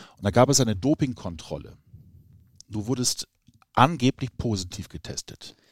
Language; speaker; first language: German; native; German